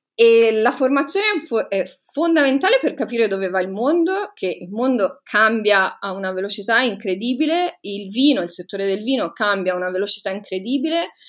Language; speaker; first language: Italian; native; Italian